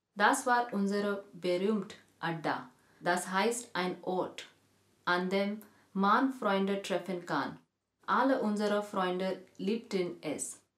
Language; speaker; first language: German; non-native, learner; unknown